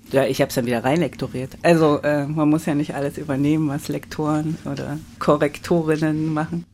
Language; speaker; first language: German; native; German